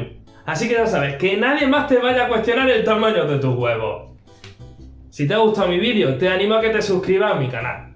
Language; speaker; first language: Spanish; native; Spanish